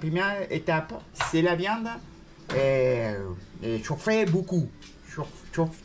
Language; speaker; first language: French; non-native, learner; Spanish